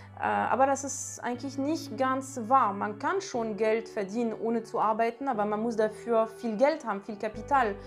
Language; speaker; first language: German; non-native, fluent; French